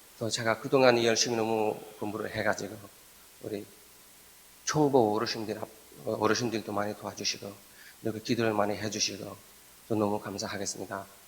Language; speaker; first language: Korean; non-native, fluent; Bangla